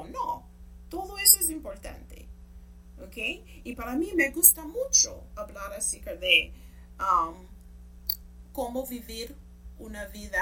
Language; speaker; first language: Spanish; non-native, fluent; English